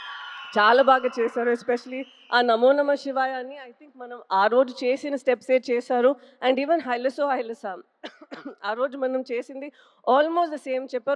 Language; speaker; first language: Telugu; non-native, fluent; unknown